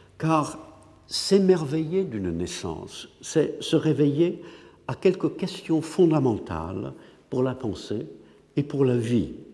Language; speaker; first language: French; non-native, fluent; English